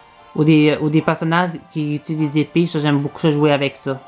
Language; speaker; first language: French; native; French